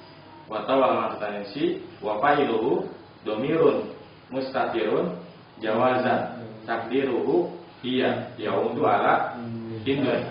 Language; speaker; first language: Arabic; non-native, fluent; Indonesian